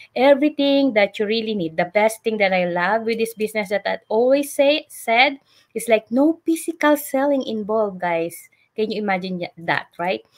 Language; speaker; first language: English; non-native, local second language; Filipino